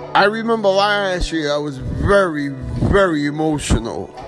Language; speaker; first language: English; early bilingual, other home language; Spanish